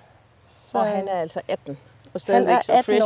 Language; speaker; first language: Danish; native; Danish